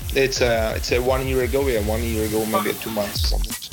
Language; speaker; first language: English; non-native, fluent; Czech